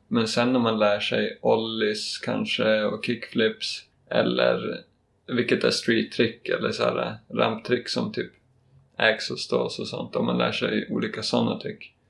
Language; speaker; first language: Swedish; native; Swedish